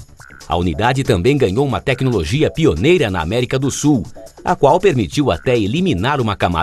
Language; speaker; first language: Portuguese; native; Portuguese